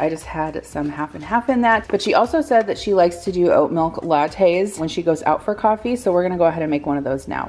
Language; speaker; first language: English; native; English